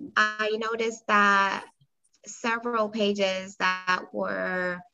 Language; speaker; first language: English; non-native, fluent; Spanish